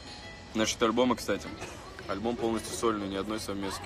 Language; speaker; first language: Russian; native; Russian